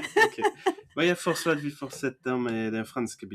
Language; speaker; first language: Norwegian; non-native, fluent; French